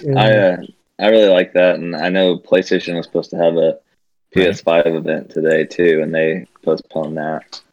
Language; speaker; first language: English; native; English